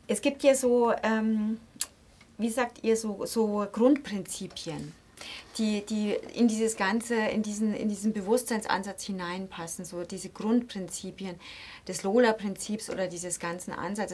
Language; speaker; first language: German; native; German